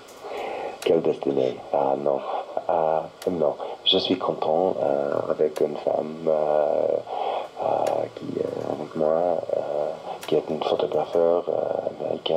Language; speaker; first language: French; non-native, learner; English